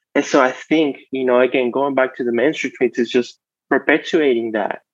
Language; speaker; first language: English; non-native, fluent; Spanish